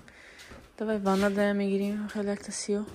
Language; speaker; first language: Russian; non-native, local second language; Tajik